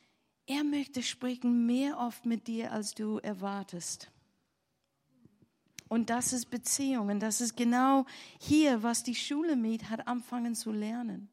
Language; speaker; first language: German; non-native, learner; English